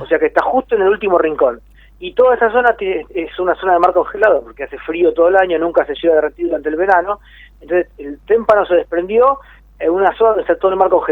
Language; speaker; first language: Spanish; native; Spanish